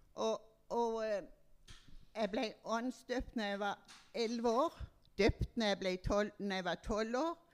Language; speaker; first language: Norwegian; native; Norwegian